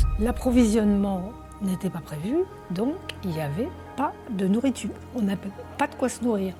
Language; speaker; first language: French; native; French